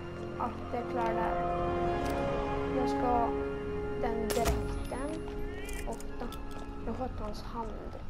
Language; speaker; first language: Swedish; native; Swedish